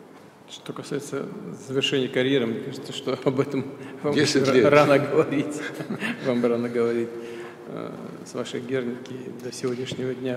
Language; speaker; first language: Russian; native; Russian